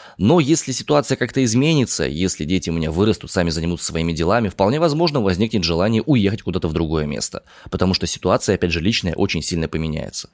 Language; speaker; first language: Russian; native; Russian